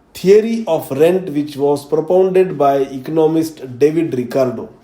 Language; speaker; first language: English; non-native, local second language; Marathi